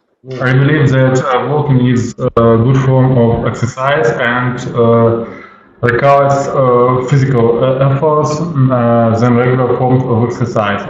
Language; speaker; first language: English; non-native, learner; Russian